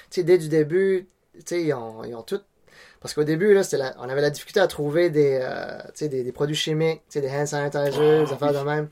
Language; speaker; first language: French; non-native, local second language; Cantonese